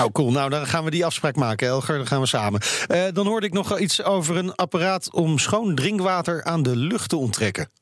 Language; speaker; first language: Dutch; native; Dutch